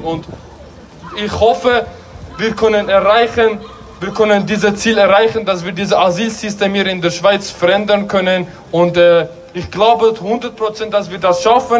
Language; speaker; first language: German; non-native, fluent; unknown